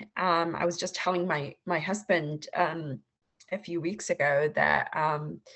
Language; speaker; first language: English; non-native, fluent; Chinese